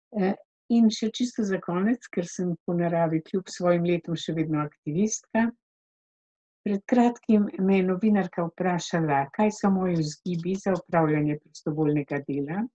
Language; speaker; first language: Slovenian; native; Slovenian